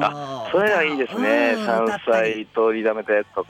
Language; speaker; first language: Japanese; native; Japanese